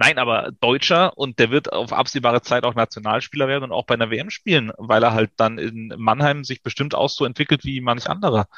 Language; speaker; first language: German; native; German